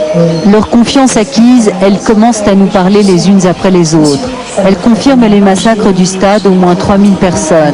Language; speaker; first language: French; native; French